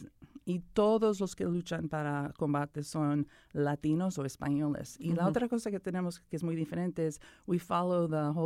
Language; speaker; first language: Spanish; early bilingual, other home language; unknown